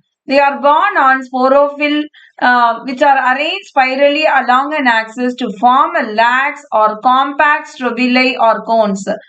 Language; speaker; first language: English; non-native, local second language; Tamil